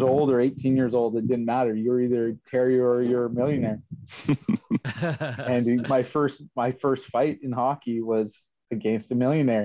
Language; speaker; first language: English; native; English